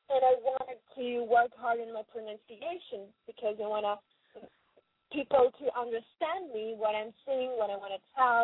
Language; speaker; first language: English; non-native, learner; Ukrainian